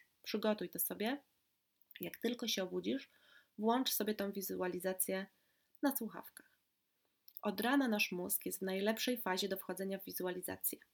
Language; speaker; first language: Polish; native; Polish